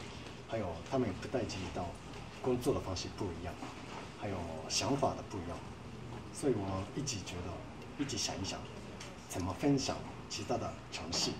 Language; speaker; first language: Chinese; non-native, fluent; Japanese